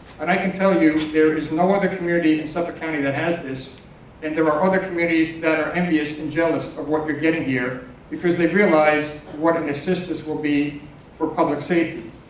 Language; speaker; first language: English; native; English